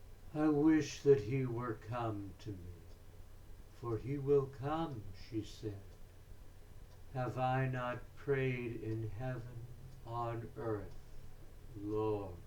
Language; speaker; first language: English; native; English